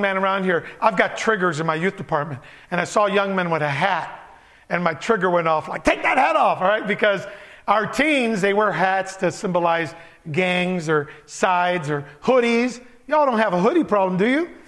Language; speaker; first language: English; early bilingual, other home language; Spanish